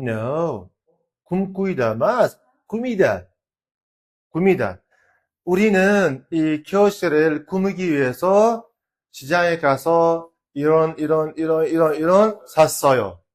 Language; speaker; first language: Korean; non-native, fluent; Uzbek